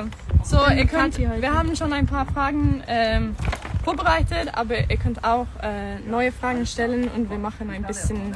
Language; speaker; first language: German; non-native, fluent; Swedish